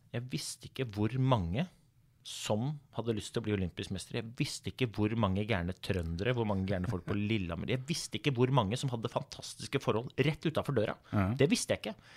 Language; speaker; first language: Norwegian; native; Norwegian